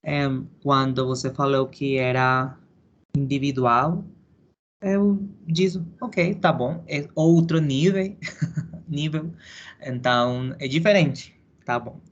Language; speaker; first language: Portuguese; non-native, learner; Spanish